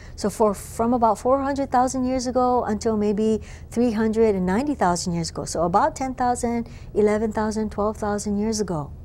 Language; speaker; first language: English; native; English